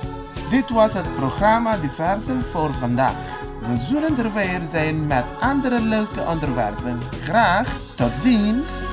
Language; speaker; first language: Dutch; non-native, fluent; Indonesian